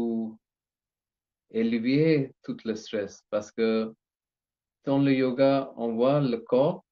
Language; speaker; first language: French; non-native, learner; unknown